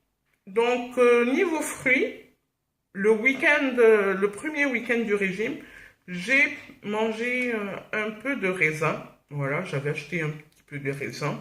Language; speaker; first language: French; native; French